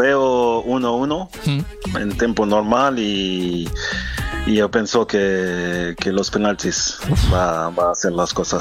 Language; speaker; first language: Spanish; non-native, fluent; French